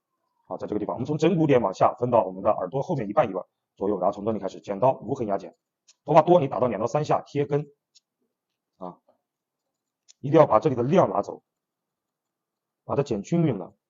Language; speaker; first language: Chinese; native; Chinese